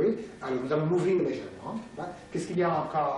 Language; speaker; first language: French; native; French